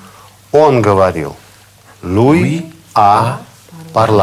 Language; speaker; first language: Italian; non-native, fluent; Russian